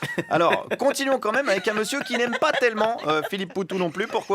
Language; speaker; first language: French; native; French